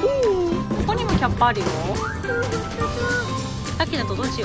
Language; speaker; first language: Japanese; native; Japanese